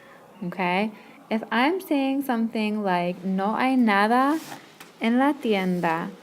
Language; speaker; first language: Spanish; non-native, fluent; English